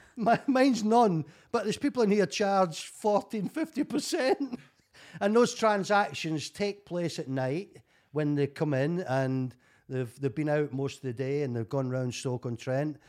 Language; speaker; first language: English; native; English